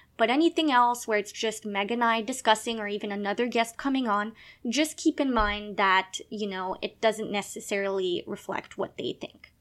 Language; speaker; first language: English; non-native, local second language; French